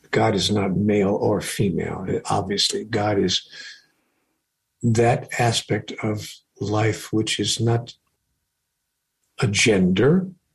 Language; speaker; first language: English; native; English